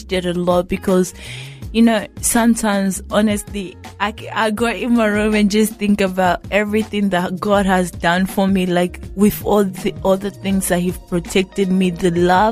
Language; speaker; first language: English; non-native, local second language; Rundi